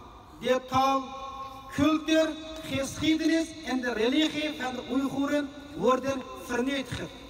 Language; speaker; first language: Dutch; non-native, fluent; Uyghur